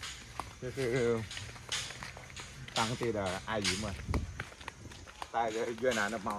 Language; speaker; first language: Chinese; non-native, fluent; Vietnamese